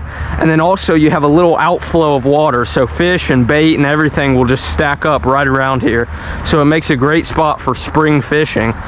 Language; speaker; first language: English; native; English